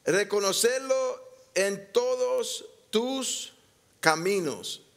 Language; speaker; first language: Spanish; non-native, learner; English